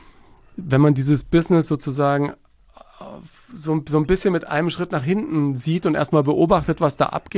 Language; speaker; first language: German; native; German